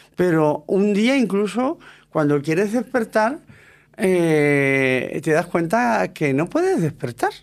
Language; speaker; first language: Spanish; native; Spanish